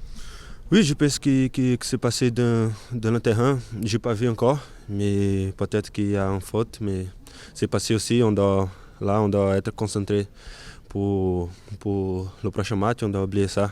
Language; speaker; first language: French; non-native, learner; Portuguese